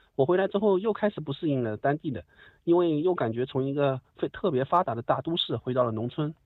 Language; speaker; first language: Chinese; native; Chinese